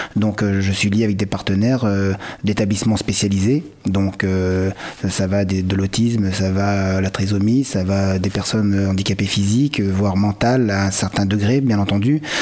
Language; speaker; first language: French; early bilingual, other home language; Malagasy